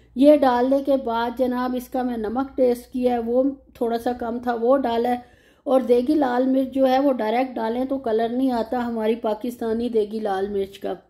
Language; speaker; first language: Urdu; native; Urdu